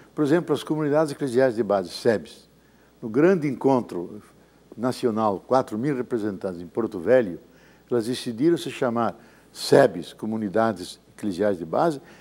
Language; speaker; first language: Portuguese; native; Portuguese